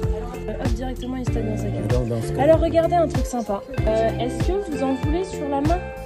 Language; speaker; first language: French; native; French